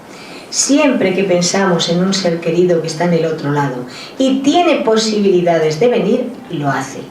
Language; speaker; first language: Spanish; native; Spanish